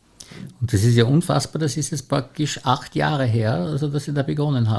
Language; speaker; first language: German; native; German